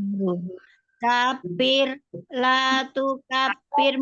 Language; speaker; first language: Arabic; non-native, learner; Indonesian